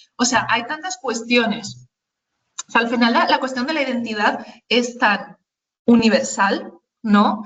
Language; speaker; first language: Spanish; early bilingual, other home language; Chinese